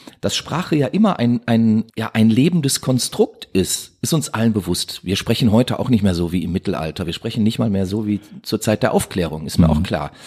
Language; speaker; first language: German; native; German